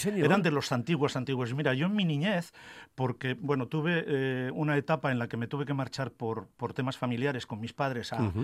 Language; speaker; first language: Spanish; native; Spanish